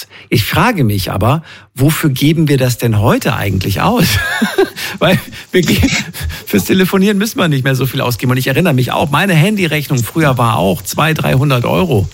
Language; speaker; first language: German; native; German